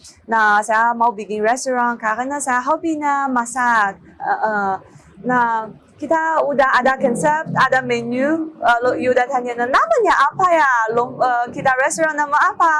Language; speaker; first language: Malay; non-native, learner; Chinese